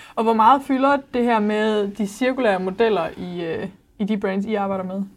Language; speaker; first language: Danish; native; Danish